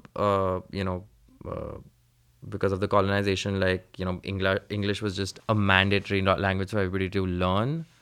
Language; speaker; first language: English; non-native, local second language; Hindi